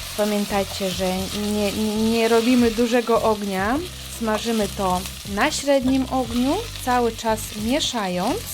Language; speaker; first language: Polish; native; Polish